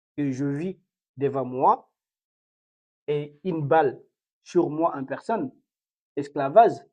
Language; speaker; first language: French; non-native, local second language; Fula